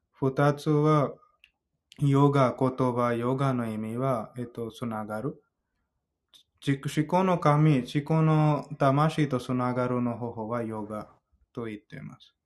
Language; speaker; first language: Japanese; non-native, learner; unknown